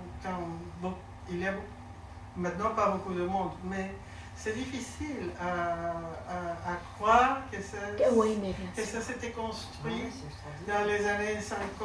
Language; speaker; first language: French; non-native, learner; Spanish